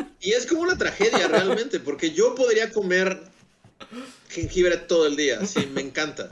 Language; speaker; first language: Spanish; native; Spanish